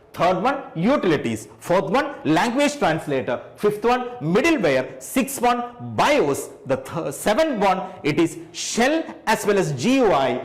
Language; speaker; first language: English; non-native, local second language; Malayalam